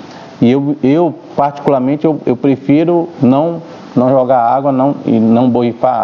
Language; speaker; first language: Portuguese; native; Portuguese